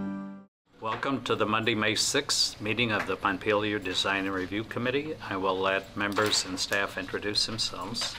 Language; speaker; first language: English; native; English